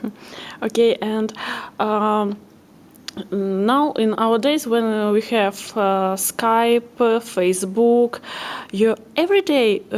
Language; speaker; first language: English; non-native, learner; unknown